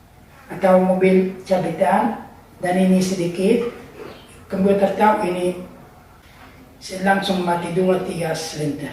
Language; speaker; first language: Indonesian; non-native, learner; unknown